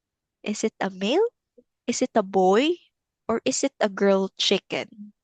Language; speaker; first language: English; non-native, local second language; Filipino